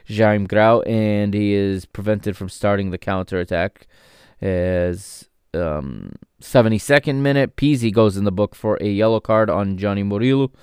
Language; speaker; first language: English; native; English